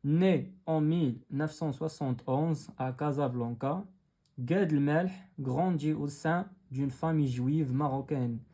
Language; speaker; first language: French; non-native, local second language; Arabic